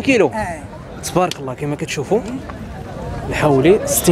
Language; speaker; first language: Arabic; native; Arabic